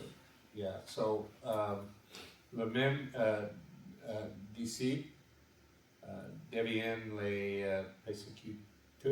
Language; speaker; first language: French; non-native, learner; English